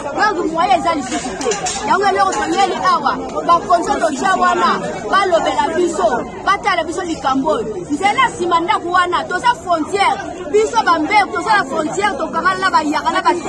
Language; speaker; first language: Lingala; non-native, local second language; Kongo